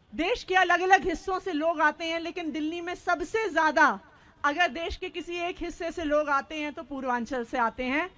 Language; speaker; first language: Hindi; native; Hindi